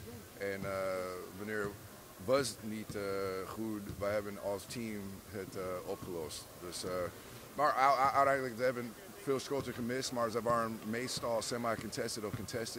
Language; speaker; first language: Dutch; non-native, fluent; English